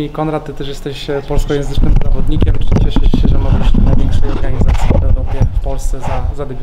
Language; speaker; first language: Polish; native; Polish